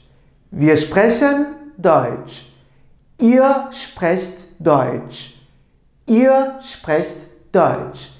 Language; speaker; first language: German; non-native, fluent; Turkish